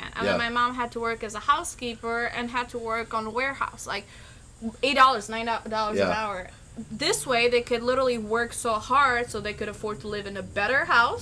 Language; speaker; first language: English; non-native, fluent; Albanian